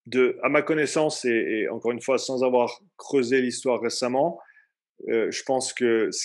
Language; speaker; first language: French; native; French